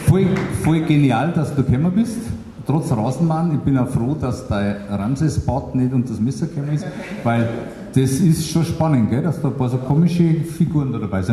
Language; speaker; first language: German; native; German